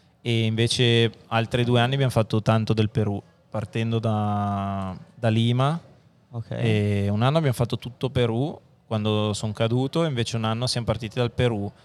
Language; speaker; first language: Italian; native; Italian